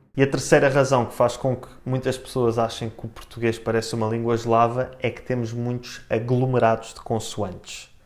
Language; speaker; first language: Portuguese; native; Portuguese